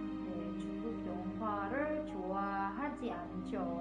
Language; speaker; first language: Korean; non-native, fluent; Indonesian